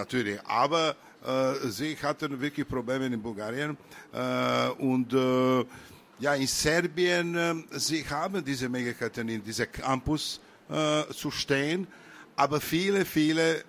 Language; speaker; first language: German; non-native, learner; Serbian